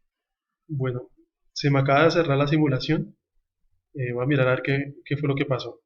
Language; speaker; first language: Spanish; native; Spanish